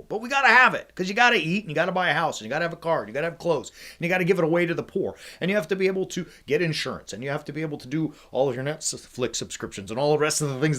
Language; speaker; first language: English; native; English